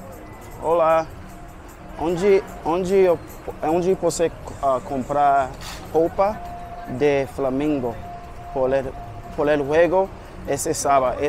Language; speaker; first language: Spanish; non-native, learner; English